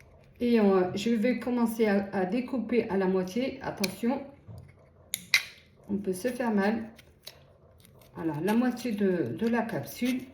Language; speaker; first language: French; native; French